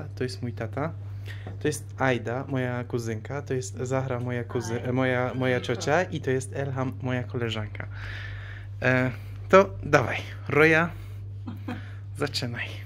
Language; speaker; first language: Polish; non-native, fluent; Persian